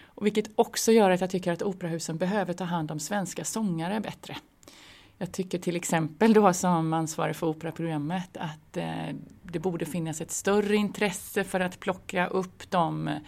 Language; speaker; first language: Swedish; native; Swedish